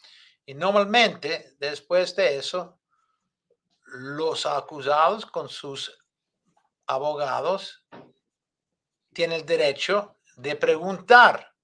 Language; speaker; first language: Spanish; non-native, learner; English